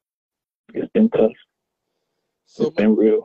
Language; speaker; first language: English; native; English